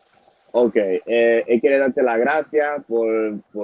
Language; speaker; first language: Spanish; early bilingual, heritage; Spanish